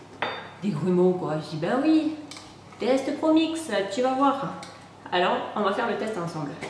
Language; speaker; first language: French; native; French